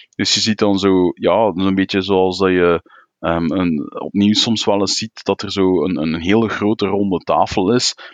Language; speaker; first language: Dutch; native; Dutch